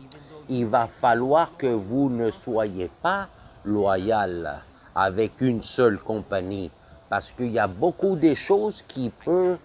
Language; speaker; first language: French; non-native, fluent; English